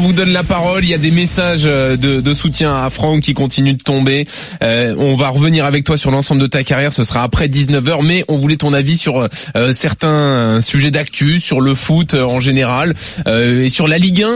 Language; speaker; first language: French; native; French